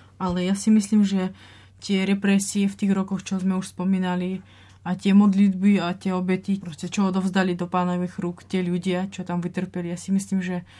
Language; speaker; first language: Slovak; non-native, fluent; Russian